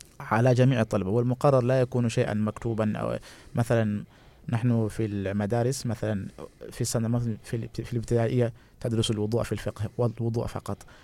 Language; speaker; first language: Arabic; non-native, fluent; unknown